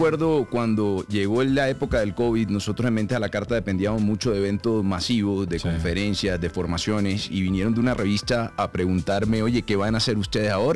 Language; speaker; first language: Spanish; native; Spanish